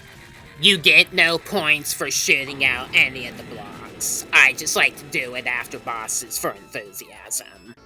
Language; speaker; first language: English; native; English